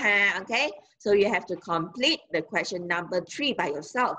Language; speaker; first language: English; non-native, local second language; Chinese